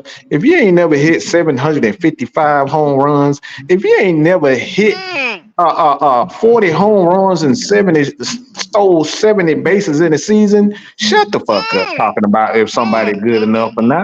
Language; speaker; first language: English; native; English